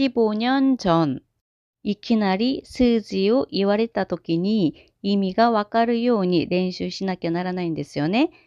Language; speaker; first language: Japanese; non-native, fluent; Korean